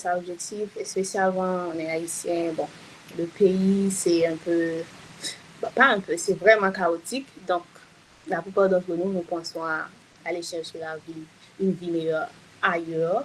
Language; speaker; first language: French; non-native, local second language; Haitian Creole